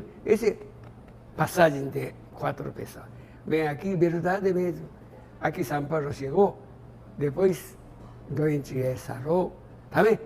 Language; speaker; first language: Portuguese; non-native, learner; Japanese